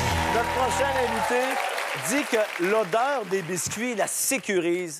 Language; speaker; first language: French; native; French